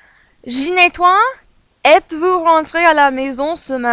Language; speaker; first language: French; non-native, fluent; English